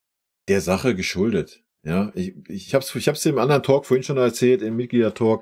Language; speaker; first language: German; native; German